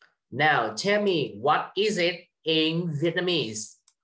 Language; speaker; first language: English; non-native, fluent; Vietnamese